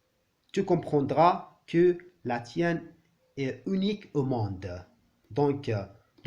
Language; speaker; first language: French; non-native, learner; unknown